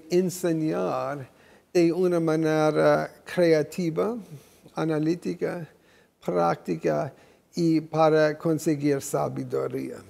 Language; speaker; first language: Spanish; non-native, fluent; English